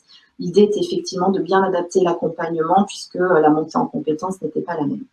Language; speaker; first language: French; native; French